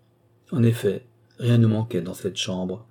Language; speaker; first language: French; native; French